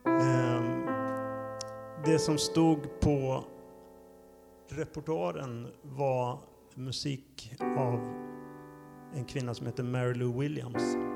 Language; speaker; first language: Swedish; native; Swedish